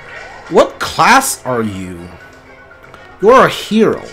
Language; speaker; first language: English; native; English